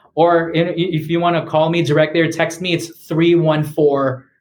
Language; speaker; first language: English; native; English